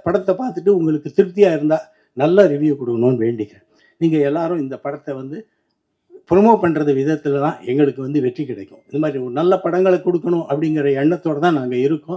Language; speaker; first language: Tamil; native; Tamil